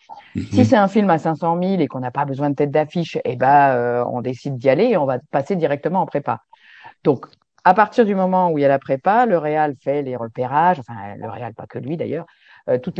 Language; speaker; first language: French; native; French